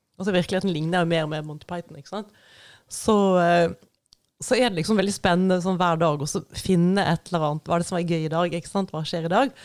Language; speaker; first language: Norwegian; native; Norwegian